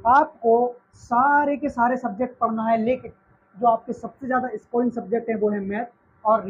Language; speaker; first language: Hindi; native; Hindi